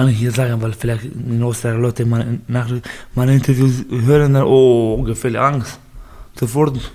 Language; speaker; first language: German; non-native, learner; Baluchi